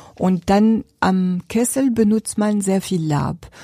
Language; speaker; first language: German; non-native, fluent; French